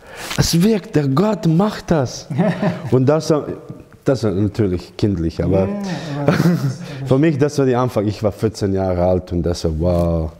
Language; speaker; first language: German; non-native, learner; Croatian